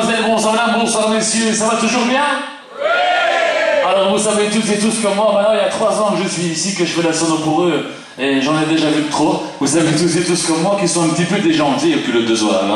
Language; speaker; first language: French; native; French